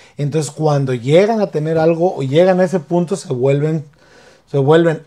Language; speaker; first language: Spanish; native; Spanish